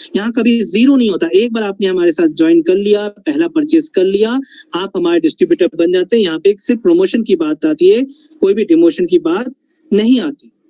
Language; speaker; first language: Hindi; non-native, local second language; Bangla